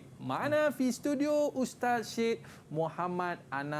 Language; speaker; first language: Arabic; non-native, learner; Malay